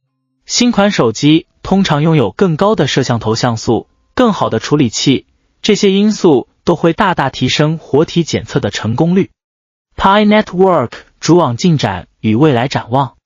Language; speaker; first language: Chinese; native; Chinese